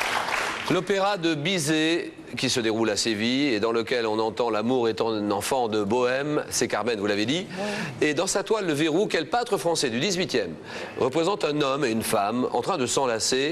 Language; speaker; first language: French; native; French